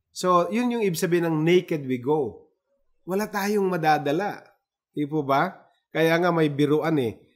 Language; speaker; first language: Filipino; native; Filipino